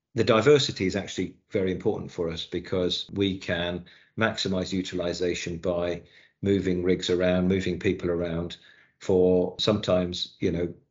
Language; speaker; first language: English; native; English